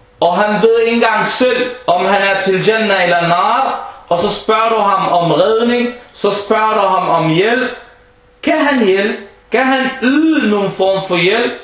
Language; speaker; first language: Danish; non-native, fluent; Arabic